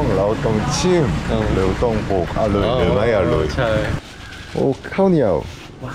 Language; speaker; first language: Thai; non-native, learner; Korean